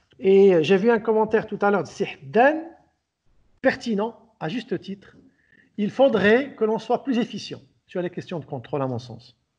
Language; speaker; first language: French; non-native, local second language; Arabic